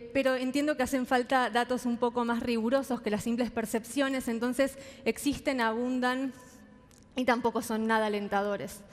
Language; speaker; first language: Spanish; native; Spanish